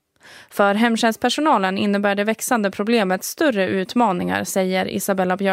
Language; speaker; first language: Swedish; non-native, fluent; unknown